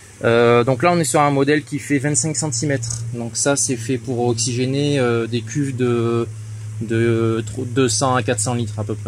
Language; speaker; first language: French; native; French